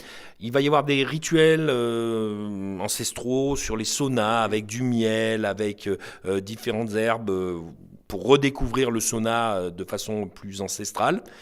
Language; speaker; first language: French; native; French